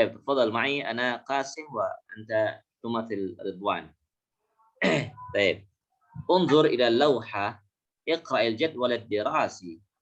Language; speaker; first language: Arabic; non-native, fluent; Indonesian